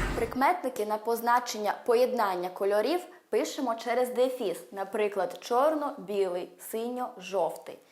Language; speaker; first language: Ukrainian; early bilingual, heritage; Ukrainian